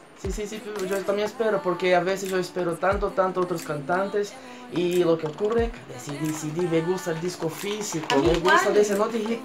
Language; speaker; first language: Spanish; non-native, fluent; Portuguese